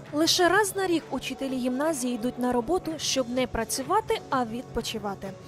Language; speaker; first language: Ukrainian; native; Ukrainian